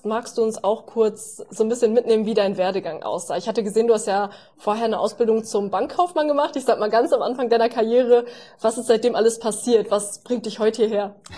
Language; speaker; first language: German; native; German